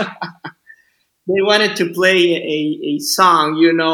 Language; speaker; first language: English; non-native, learner; Spanish